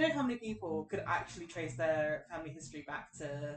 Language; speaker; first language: English; native; English